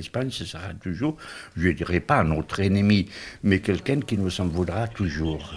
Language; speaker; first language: French; non-native, fluent; Catalan